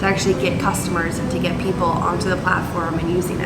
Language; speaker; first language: English; native; English